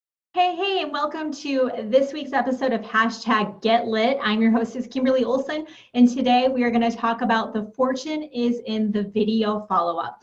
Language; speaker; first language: English; native; English